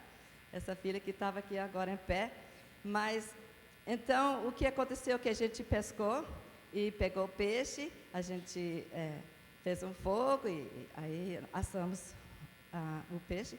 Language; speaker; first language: Portuguese; non-native, fluent; English